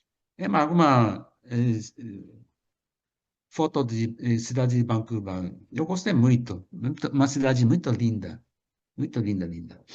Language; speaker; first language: Portuguese; non-native, fluent; Japanese